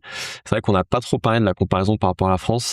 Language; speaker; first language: French; native; French